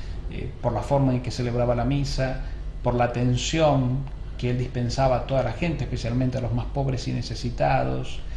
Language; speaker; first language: Spanish; native; Spanish